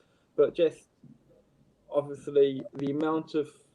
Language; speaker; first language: English; native; English